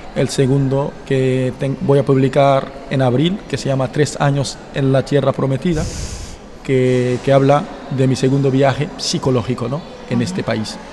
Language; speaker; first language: Spanish; non-native, fluent; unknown